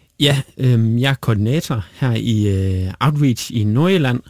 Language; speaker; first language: Danish; native; Danish